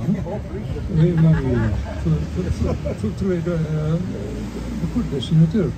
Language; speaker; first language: French; non-native, fluent; Dutch